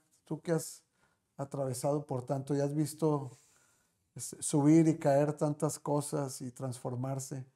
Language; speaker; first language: Spanish; native; Spanish